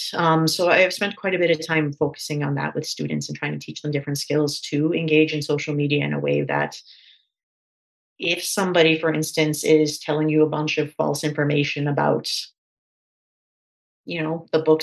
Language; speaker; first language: English; native; English